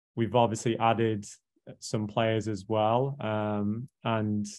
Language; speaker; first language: English; native; English